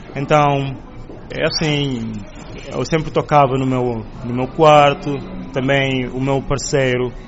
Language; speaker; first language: Portuguese; non-native, local second language; Kabuverdianu